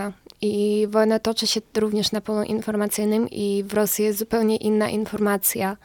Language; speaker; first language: Polish; non-native, fluent; Ukrainian